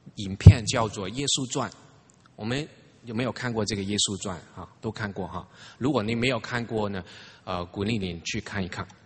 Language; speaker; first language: Chinese; non-native, local second language; Cantonese